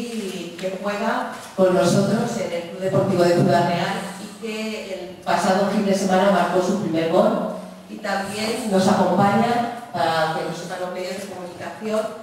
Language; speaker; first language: Spanish; native; Spanish